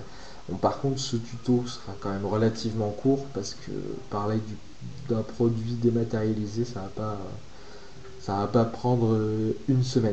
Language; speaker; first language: French; native; French